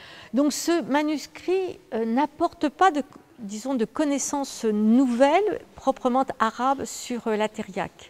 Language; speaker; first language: French; native; French